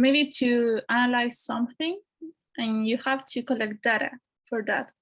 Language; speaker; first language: English; non-native, fluent; Spanish